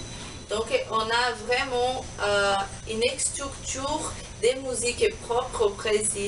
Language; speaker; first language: French; non-native, learner; Portuguese